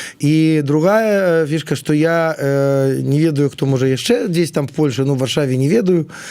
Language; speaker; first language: Belarusian; non-native, local second language; Russian